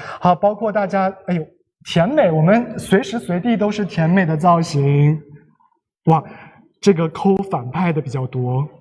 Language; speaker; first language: Chinese; native; Chinese